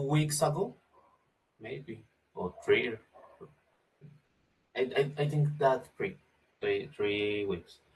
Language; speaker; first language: English; non-native, learner; Spanish